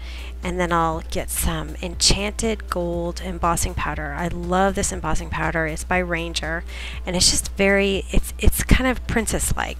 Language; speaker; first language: English; native; English